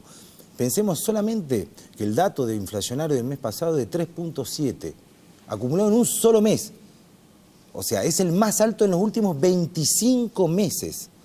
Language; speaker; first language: Spanish; native; Spanish